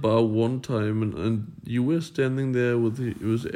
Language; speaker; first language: English; non-native, fluent; German